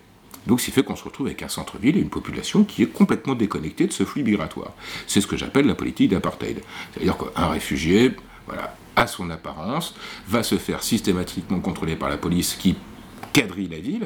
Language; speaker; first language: French; native; French